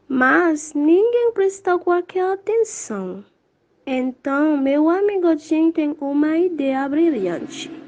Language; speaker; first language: Portuguese; non-native, learner; Haitian Creole